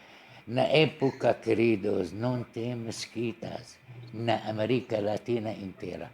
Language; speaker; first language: Portuguese; non-native, learner; Arabic